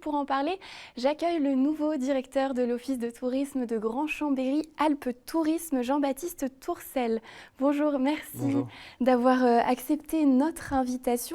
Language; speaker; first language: French; native; French